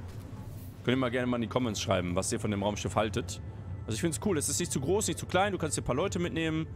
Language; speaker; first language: German; native; German